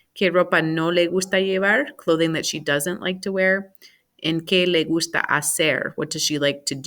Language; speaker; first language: Spanish; non-native, fluent; English